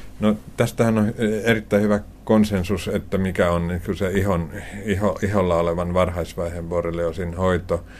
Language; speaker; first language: Finnish; native; Finnish